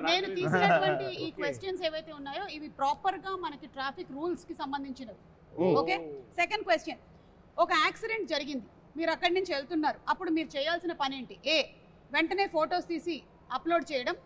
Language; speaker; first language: Telugu; native; Telugu